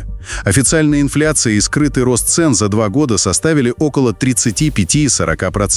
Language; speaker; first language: Russian; native; Russian